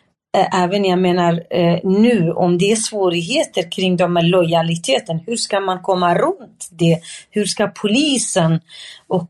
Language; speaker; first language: Swedish; non-native, fluent; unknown